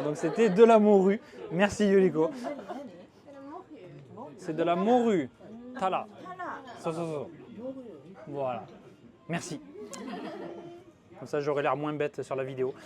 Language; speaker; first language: French; native; French